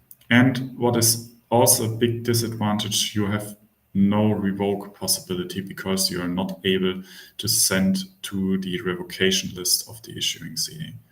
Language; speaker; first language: English; non-native, fluent; German